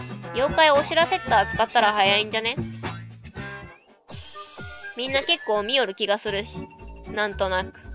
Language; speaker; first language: Japanese; native; Japanese